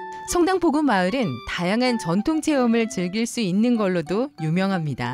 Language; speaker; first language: Korean; native; Korean